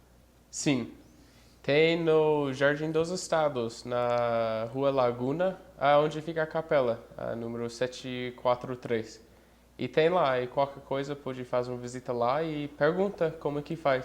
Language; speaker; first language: Portuguese; non-native, fluent; English